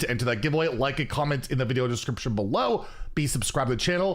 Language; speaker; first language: English; native; English